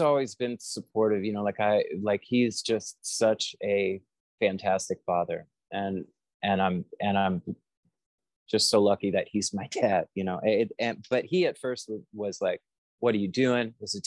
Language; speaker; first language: English; native; English